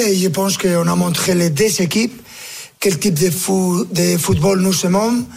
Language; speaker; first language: French; non-native, fluent; Spanish